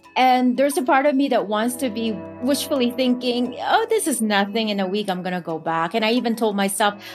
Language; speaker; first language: English; non-native, local second language; Filipino